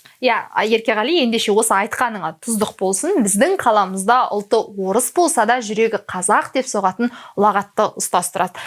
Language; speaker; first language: Kazakh; native; Kazakh